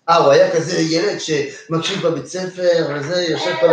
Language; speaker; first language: Hebrew; non-native, fluent; French